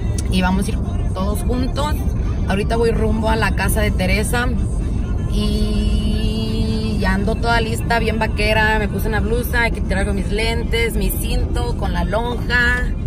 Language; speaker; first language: Spanish; early bilingual, heritage; Spanish